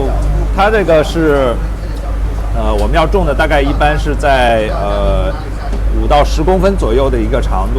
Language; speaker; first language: Chinese; native; Chinese